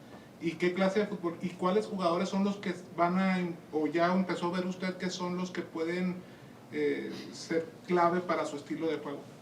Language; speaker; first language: Spanish; native; Spanish